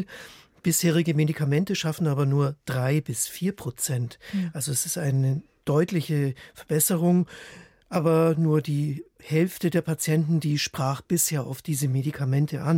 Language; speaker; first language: German; native; German